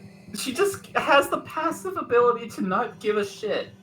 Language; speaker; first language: English; native; English